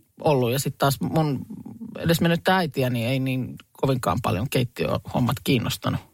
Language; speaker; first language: Finnish; native; Finnish